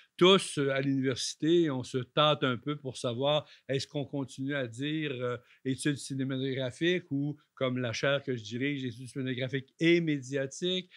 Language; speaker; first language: French; native; French